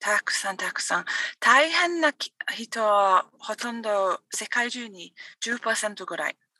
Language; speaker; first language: Japanese; non-native, learner; English